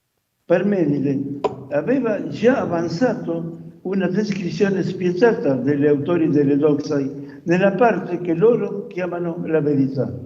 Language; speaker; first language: Italian; non-native, fluent; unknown